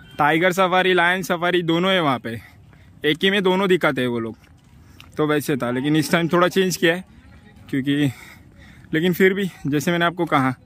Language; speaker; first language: Hindi; non-native, local second language; Marathi